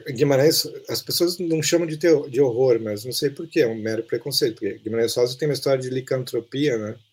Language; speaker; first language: Portuguese; native; Portuguese